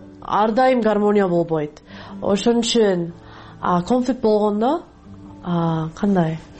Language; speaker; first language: Kyrgyz; non-native, learner; English